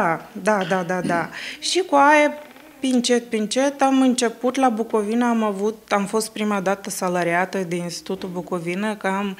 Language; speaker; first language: Romanian; early bilingual, heritage; Romanian